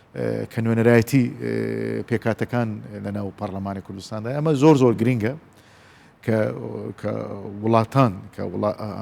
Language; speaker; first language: Central Kurdish; non-native, local second language; Turkmen